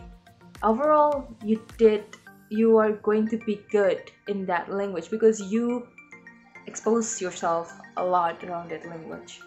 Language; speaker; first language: English; non-native, learner; Indonesian